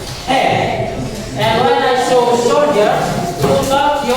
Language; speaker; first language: English; non-native, learner; Indonesian